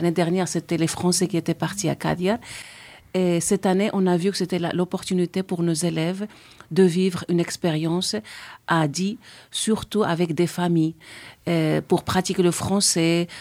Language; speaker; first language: French; non-native, fluent; Spanish